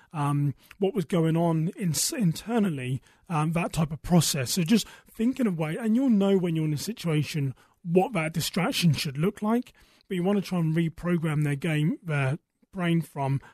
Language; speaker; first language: English; native; English